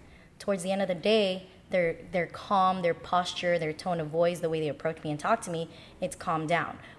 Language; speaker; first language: English; native; English